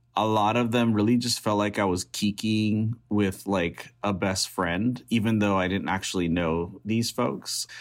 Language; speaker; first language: English; early bilingual, other home language; Filipino